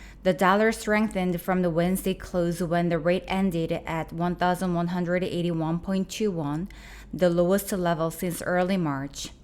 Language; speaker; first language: English; non-native, fluent; Korean